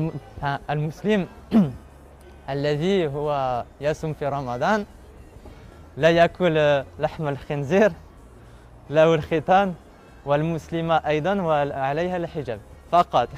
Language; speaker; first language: Arabic; non-native, learner; French